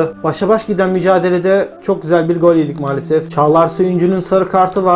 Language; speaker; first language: Turkish; native; Turkish